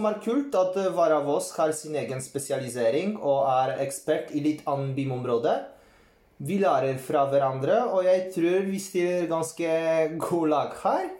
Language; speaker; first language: Swedish; non-native, fluent; Polish